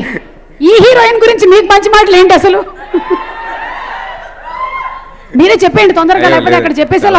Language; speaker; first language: Telugu; native; Telugu